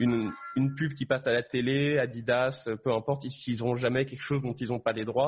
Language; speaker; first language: French; native; French